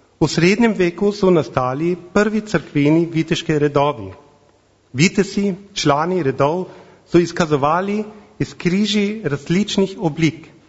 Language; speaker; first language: Slovenian; non-native, fluent; German